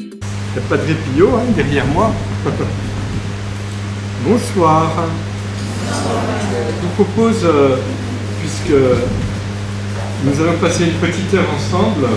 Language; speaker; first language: French; native; French